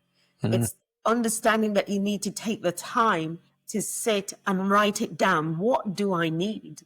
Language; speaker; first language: English; native; English